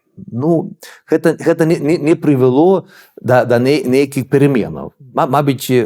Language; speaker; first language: Belarusian; non-native, fluent; Swedish